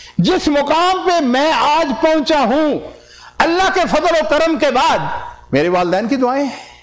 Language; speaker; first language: Urdu; non-native, local second language; Punjabi